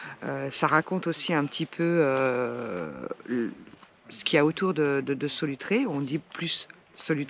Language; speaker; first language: French; native; French